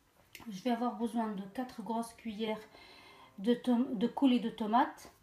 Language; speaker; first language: French; non-native, local second language; Arabic